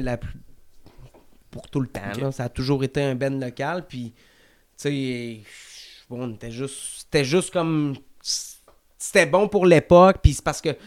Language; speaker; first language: French; native; French